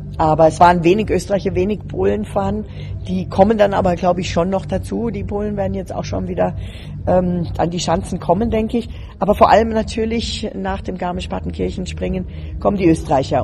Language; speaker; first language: German; native; German